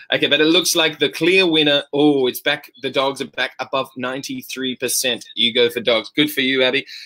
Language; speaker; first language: English; native; English